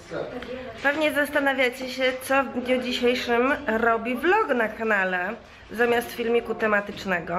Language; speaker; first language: Polish; native; Polish